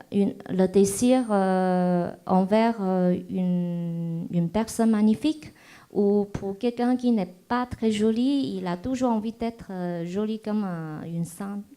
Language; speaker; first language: French; non-native, fluent; Chinese